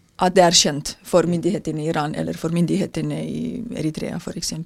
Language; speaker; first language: Norwegian; non-native, fluent; Romanian